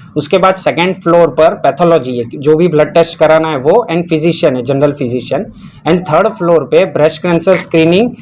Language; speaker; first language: Hindi; non-native, local second language; Gujarati